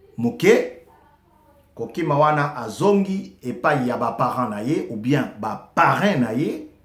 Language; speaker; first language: Lingala; non-native, local second language; Luba-Lulua